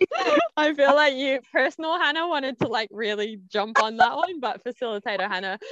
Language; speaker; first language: English; native; English